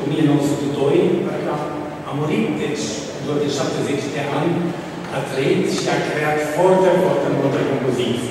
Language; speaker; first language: Romanian; non-native, fluent; German